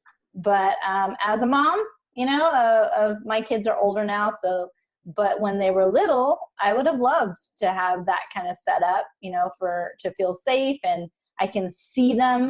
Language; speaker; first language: English; native; English